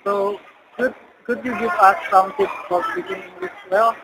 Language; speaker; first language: English; non-native, learner; Indonesian